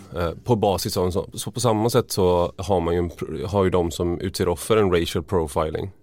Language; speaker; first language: Swedish; native; Swedish